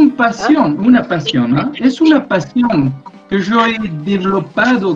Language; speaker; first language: Spanish; non-native, learner; French